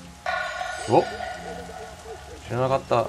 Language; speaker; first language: Japanese; non-native, learner; English